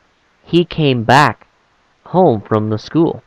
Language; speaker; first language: English; non-native, fluent; Korean